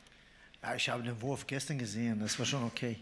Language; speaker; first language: German; non-native, fluent; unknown